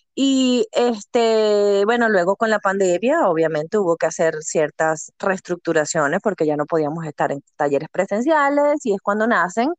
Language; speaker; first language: Spanish; native; Spanish